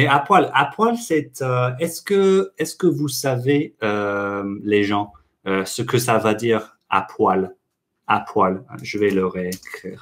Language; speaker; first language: French; non-native, fluent; English